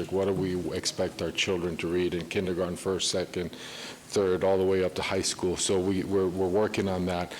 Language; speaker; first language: English; early bilingual, other home language; Spanish